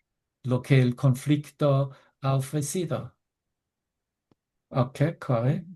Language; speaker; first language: Spanish; non-native, fluent; German